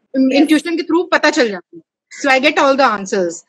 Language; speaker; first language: Hindi; native; Hindi